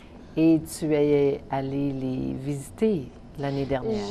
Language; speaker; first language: French; native; French